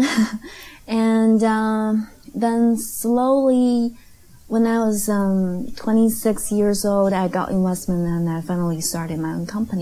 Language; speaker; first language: English; non-native, fluent; Chinese